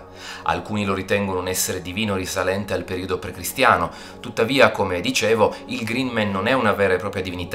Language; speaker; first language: Italian; native; Italian